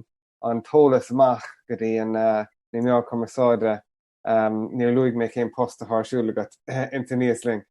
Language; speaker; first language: Irish; native; Irish